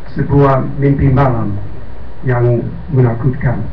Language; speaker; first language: Indonesian; non-native, fluent; English